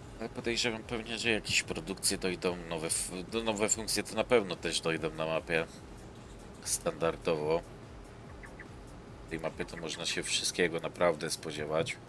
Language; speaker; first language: Polish; native; Polish